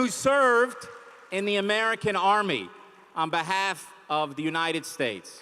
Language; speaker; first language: English; native; English